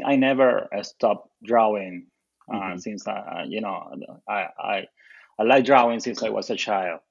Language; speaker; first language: English; non-native, fluent; Spanish